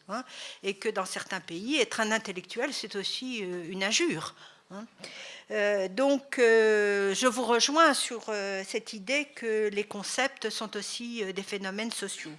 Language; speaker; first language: French; native; French